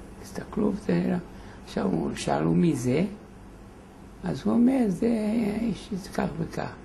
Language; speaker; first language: Hebrew; non-native, fluent; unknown